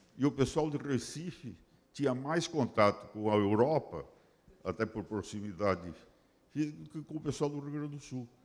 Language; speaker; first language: Portuguese; early bilingual, other home language; Spanish